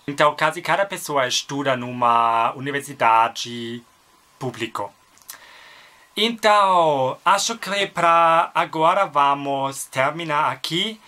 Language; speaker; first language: Portuguese; non-native, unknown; German